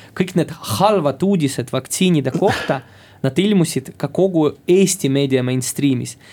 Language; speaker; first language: Estonian; non-native, local second language; Russian